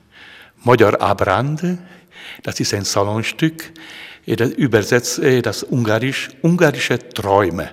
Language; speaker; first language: German; non-native, fluent; Hungarian